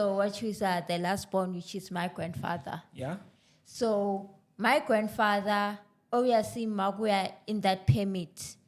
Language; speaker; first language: English; non-native, local second language; Zulu